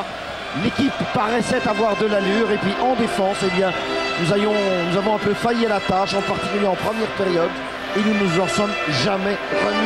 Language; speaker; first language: French; native; French